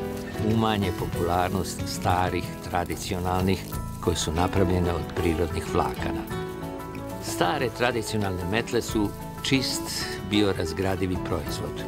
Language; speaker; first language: Serbian; native; Serbian